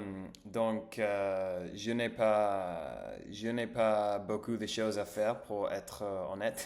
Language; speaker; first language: French; non-native, learner; English